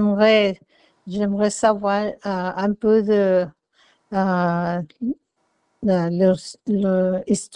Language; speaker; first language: French; non-native, learner; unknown